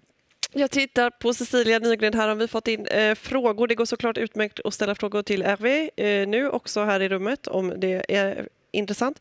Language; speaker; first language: Swedish; native; Swedish